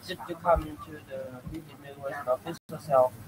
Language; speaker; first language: English; non-native, learner; Vietnamese